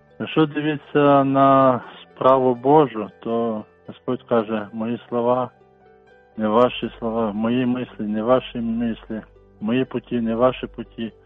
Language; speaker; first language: Ukrainian; non-native, local second language; Russian